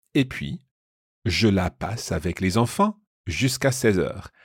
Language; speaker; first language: French; non-native, fluent; English